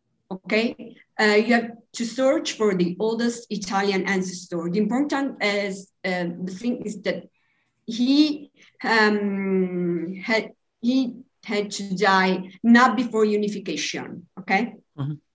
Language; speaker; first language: English; non-native, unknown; Italian